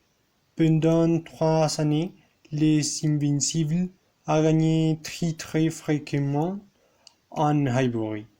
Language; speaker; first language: French; non-native, learner; Spanish